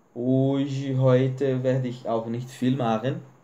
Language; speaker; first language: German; non-native, fluent; Portuguese